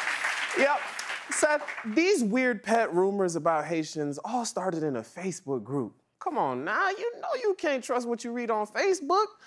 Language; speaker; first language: English; native; English